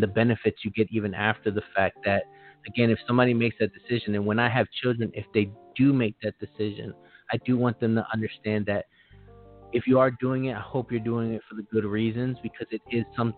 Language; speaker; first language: English; native; English